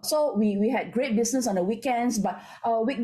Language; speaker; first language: English; non-native, local second language; Min Nan Chinese